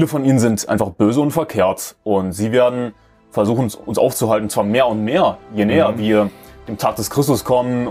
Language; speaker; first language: German; native; German